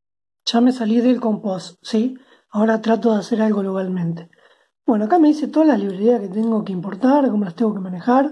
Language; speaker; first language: Spanish; native; Spanish